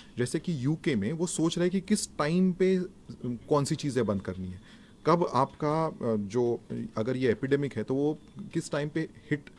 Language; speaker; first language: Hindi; non-native, local second language; Marathi